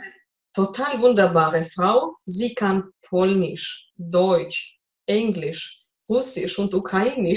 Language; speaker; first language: German; non-native, fluent; Russian